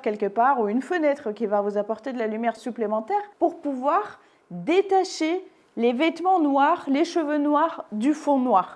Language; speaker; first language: French; native; French